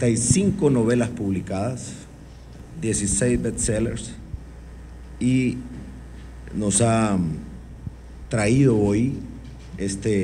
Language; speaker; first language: Spanish; native; Spanish